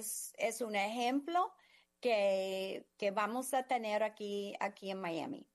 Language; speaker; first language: Spanish; non-native, fluent; English